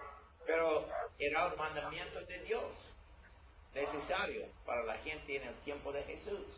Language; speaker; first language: Spanish; non-native, learner; English